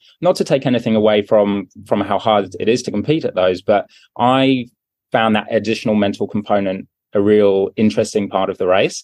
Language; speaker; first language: English; native; English